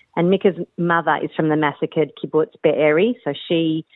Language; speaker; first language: English; native; English